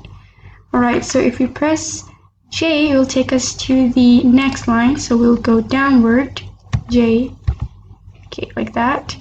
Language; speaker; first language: English; non-native, local second language; Malay